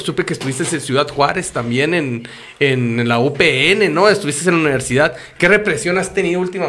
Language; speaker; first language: Spanish; native; Spanish